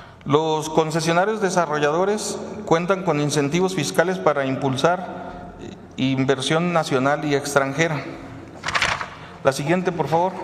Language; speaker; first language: Spanish; native; Spanish